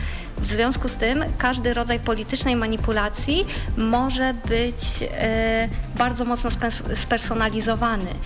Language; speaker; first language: Polish; native; Polish